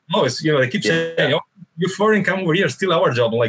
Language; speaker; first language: English; non-native, fluent; Italian